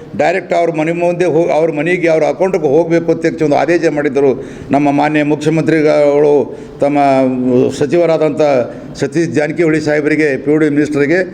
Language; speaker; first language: Kannada; native; Kannada